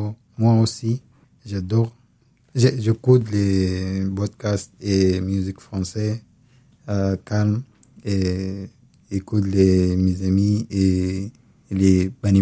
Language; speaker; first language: French; non-native, learner; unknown